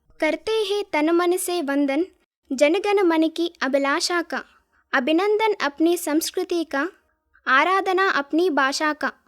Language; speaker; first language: Hindi; non-native, local second language; Telugu